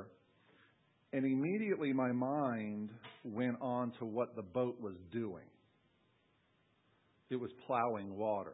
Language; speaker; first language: English; native; English